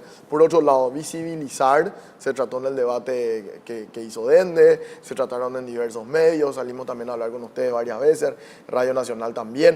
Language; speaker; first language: Spanish; native; Spanish